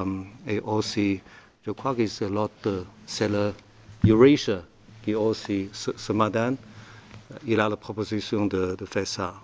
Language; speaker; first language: French; non-native, learner; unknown